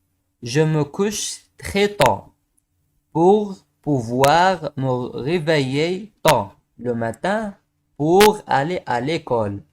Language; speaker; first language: French; non-native, local second language; Arabic